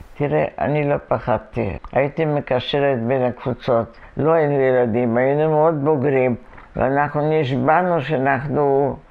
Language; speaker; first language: Hebrew; non-native, fluent; Polish